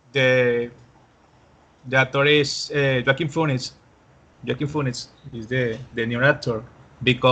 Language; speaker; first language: English; non-native, learner; Spanish